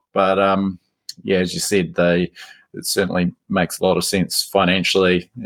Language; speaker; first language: English; native; English